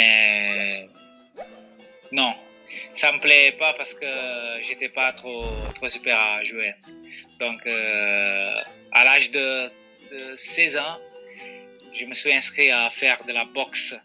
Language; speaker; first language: French; non-native, fluent; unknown